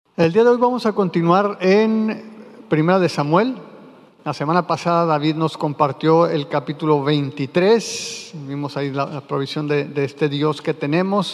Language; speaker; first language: Spanish; native; Spanish